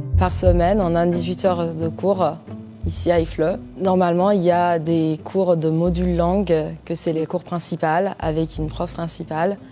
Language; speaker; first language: French; non-native, fluent; Persian